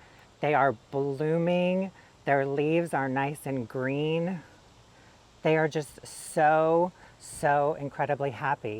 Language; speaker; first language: English; native; English